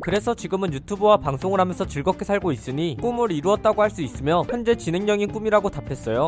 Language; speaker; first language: Korean; native; Korean